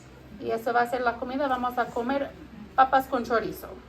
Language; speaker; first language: Spanish; non-native, learner; English